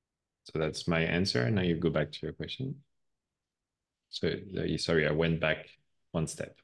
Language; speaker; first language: English; non-native, fluent; French